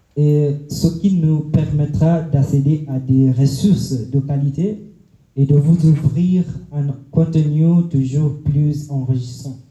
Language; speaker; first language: French; non-native, fluent; Swahili